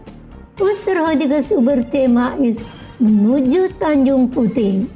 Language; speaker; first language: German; non-native, fluent; Indonesian